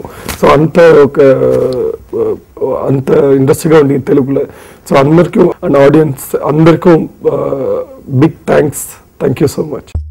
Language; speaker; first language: Telugu; non-native, learner; Tamil